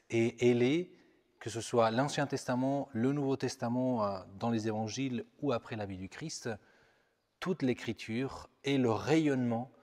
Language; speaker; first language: French; non-native, fluent; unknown